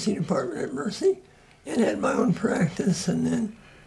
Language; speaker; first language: English; native; English